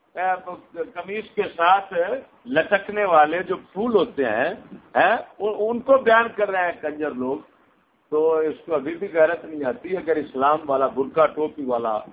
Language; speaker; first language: Urdu; non-native, local second language; Punjabi